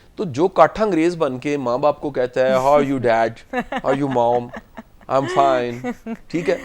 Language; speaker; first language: Urdu; non-native, local second language; Punjabi